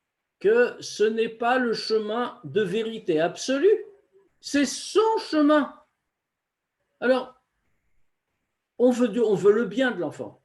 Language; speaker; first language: French; native; French